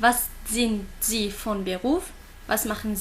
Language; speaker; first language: German; non-native, learner; Arabic